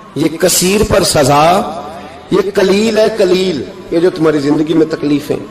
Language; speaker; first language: Urdu; non-native, local second language; Punjabi